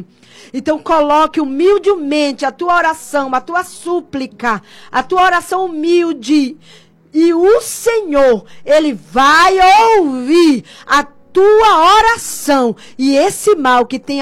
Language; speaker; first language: Portuguese; native; Portuguese